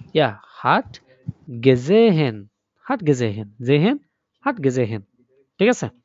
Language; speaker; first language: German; non-native, fluent; Bangla